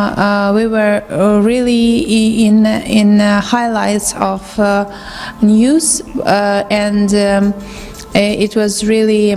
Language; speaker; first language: English; non-native, local second language; Ukrainian